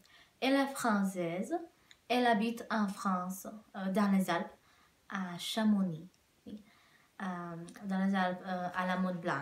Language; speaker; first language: French; non-native, learner; Czech